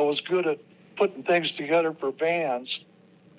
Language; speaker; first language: English; native; English